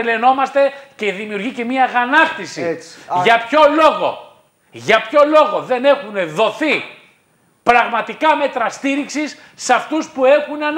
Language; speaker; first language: Greek; native; Greek